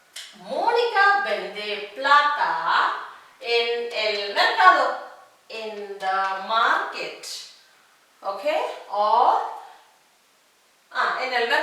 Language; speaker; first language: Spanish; non-native, fluent; Tamil